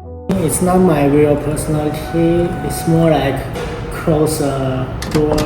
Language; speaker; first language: English; non-native, fluent; Japanese